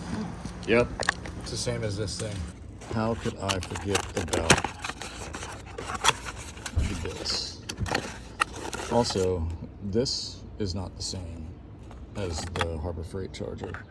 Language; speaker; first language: English; native; English